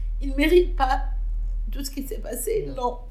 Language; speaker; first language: French; non-native, local second language; Arabic